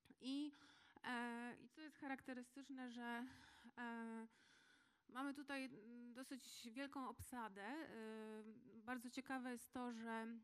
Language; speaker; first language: Polish; native; Polish